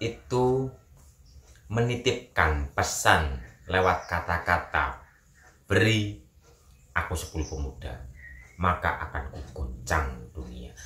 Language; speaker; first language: Indonesian; native; Indonesian